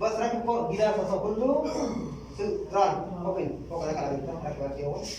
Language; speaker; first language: Arabic; non-native, learner; Hindi